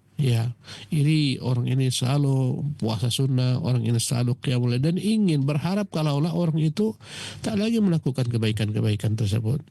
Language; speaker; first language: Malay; native; Malay